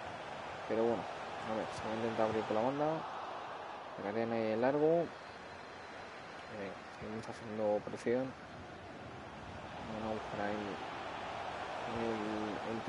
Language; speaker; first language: Spanish; native; Spanish